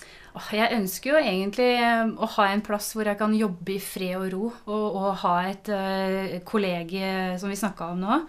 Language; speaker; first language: Norwegian; native; Norwegian